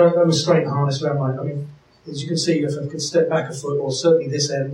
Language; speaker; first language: English; native; English